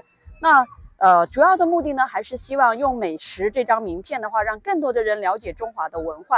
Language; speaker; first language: Chinese; native; Chinese